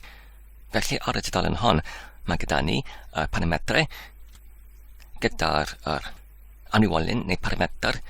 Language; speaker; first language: Welsh; non-native, learner; English